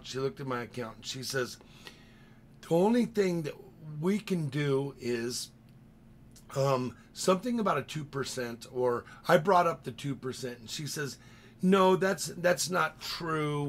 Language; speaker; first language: English; native; English